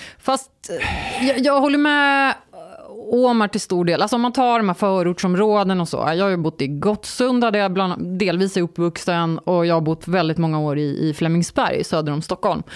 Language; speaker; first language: Swedish; early bilingual, other home language; Turkish